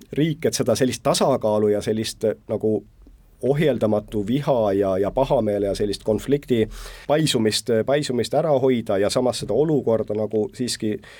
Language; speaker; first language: Estonian; native; Estonian